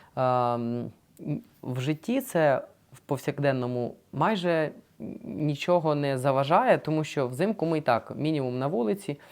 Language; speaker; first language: Ukrainian; non-native, local second language; Russian